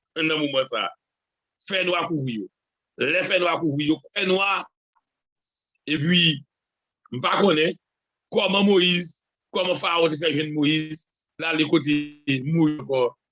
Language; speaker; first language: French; non-native, local second language; Haitian Creole